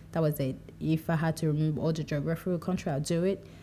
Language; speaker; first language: English; non-native, local second language; French